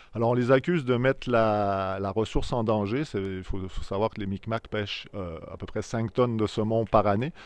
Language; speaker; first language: French; native; French